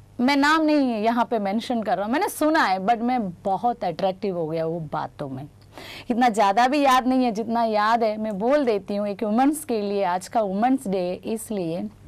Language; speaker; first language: Hindi; non-native, local second language; Gujarati